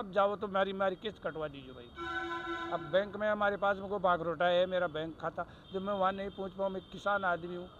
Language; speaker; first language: Hindi; native; Hindi